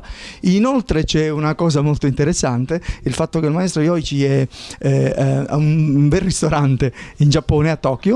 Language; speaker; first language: Italian; native; Italian